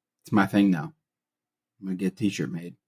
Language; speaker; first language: English; native; English